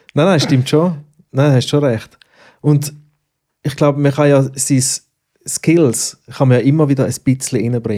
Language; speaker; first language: German; native; German